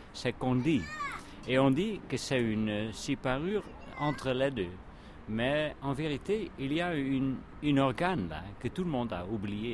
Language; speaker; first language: French; non-native, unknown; Dutch